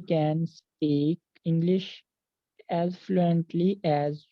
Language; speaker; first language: English; non-native, learner; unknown